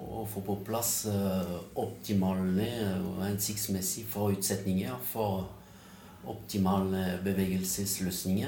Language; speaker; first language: Norwegian; non-native, fluent; French